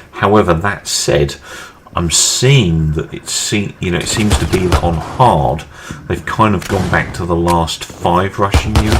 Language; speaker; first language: English; native; English